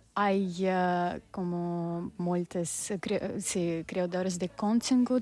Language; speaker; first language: Catalan; non-native, learner; Russian